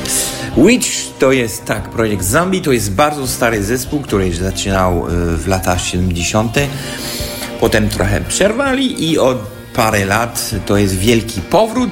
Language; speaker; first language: Polish; non-native, fluent; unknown